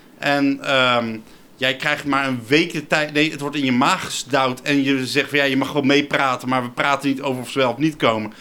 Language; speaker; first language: Dutch; native; Dutch